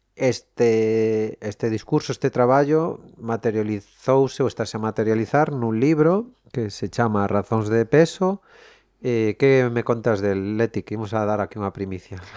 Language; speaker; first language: Galician; native; Galician